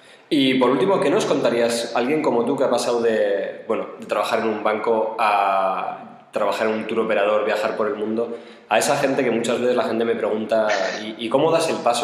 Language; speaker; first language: Spanish; native; Spanish